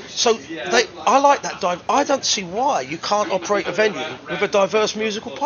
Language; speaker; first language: English; native; English